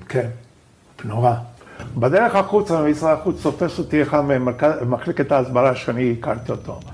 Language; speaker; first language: Hebrew; non-native, fluent; Spanish